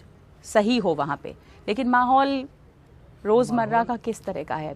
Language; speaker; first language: Hindi; native; Hindi